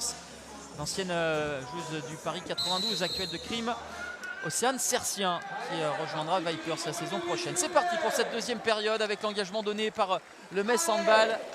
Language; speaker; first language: French; native; French